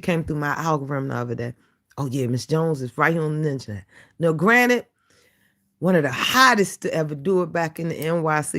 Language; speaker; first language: English; native; English